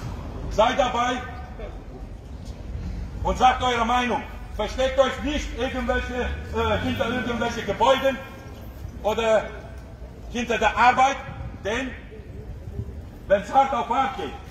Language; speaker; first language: German; non-native, fluent; Romanian